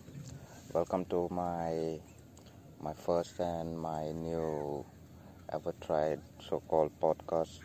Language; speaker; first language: English; non-native, local second language; Konkani